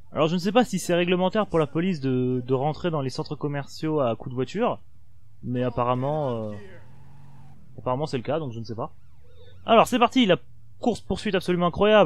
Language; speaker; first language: French; native; French